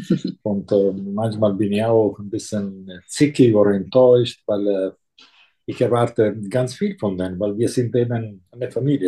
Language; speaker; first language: German; non-native, fluent; Italian